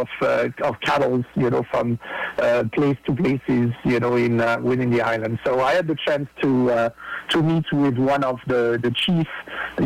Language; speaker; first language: English; non-native, fluent; French